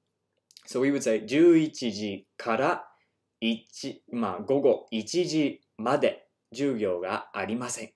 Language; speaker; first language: Japanese; non-native, fluent; English